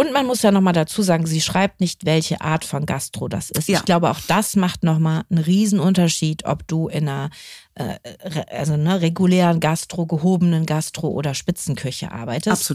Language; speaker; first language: German; native; German